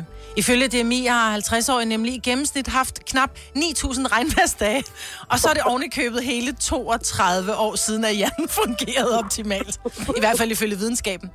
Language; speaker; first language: Danish; native; Danish